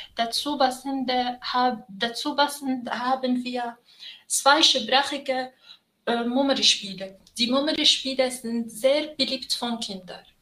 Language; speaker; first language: German; non-native, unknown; Arabic